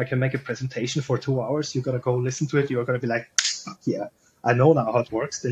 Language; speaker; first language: English; non-native, fluent; German